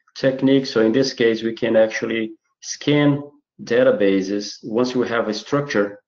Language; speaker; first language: English; non-native, fluent; Portuguese